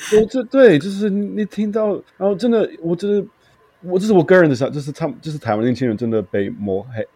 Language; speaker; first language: Chinese; non-native, fluent; English